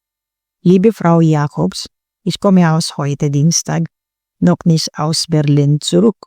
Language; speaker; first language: German; non-native, learner; Filipino